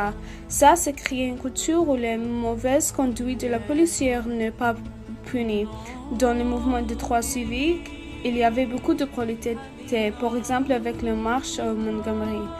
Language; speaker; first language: French; non-native, learner; English